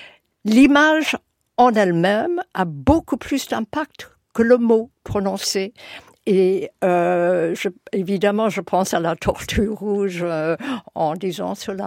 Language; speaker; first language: French; non-native, fluent; English